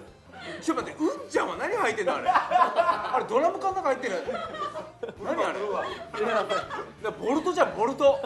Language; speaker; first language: Japanese; native; Japanese